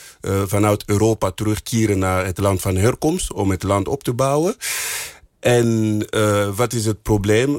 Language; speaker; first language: Dutch; non-native, fluent; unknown